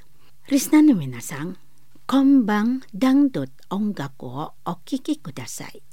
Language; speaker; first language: Japanese; non-native, learner; Indonesian